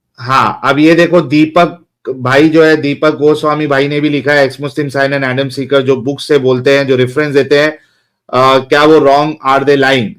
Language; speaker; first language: Hindi; native; Hindi